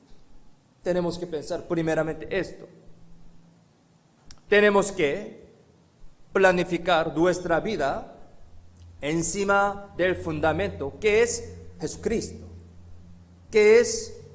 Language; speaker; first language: Spanish; non-native, fluent; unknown